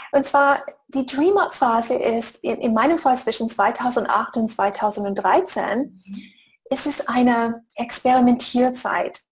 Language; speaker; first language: German; non-native, fluent; English